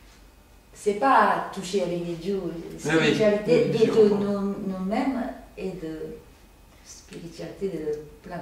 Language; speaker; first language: French; non-native, learner; Japanese